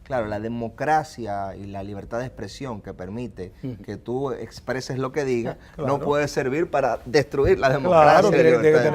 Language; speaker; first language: Spanish; native; Spanish